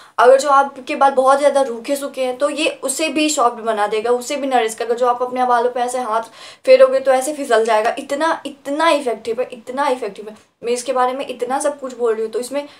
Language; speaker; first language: Hindi; native; Hindi